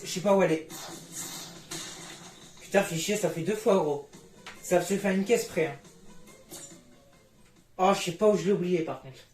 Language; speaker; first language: French; native; French